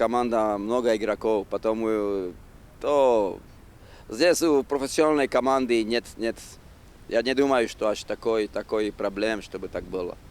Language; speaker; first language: Russian; non-native, fluent; Slovak